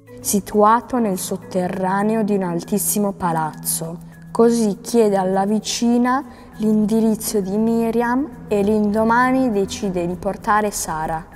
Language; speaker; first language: Italian; native; Italian